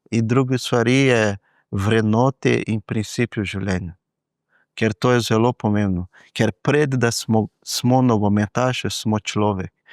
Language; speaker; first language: Slovenian; non-native, fluent; Portuguese